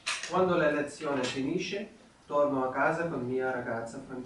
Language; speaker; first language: Italian; non-native, learner; Hungarian